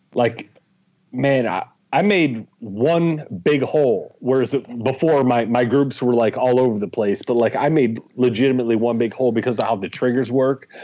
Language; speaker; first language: English; native; English